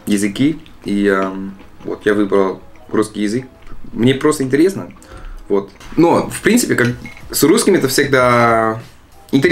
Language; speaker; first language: Russian; non-native, learner; Dutch